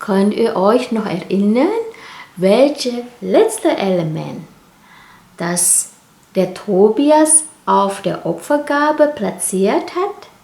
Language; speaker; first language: German; non-native, learner; Indonesian